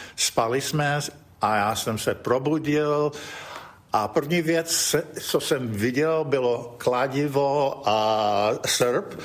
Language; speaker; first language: Czech; early bilingual, heritage; English